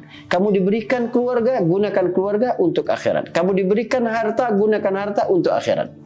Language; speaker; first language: Indonesian; native; Indonesian